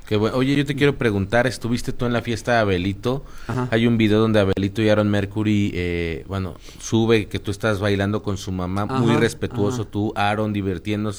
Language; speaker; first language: Spanish; native; Spanish